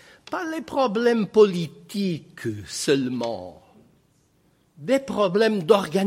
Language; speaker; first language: French; non-native, fluent; Portuguese